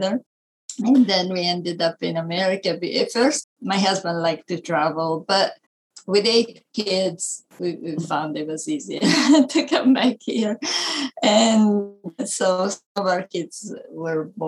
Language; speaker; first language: English; non-native, fluent; Italian